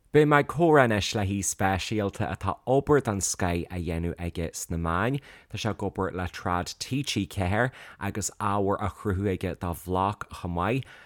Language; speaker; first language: Irish; native; Irish